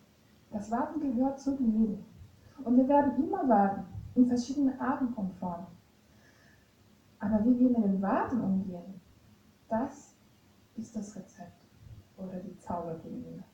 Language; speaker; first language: German; non-native, fluent; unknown